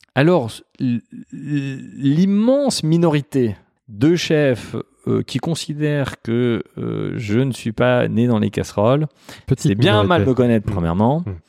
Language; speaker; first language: French; native; French